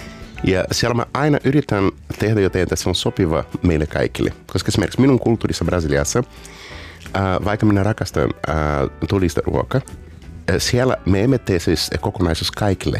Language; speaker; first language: Finnish; non-native, fluent; Portuguese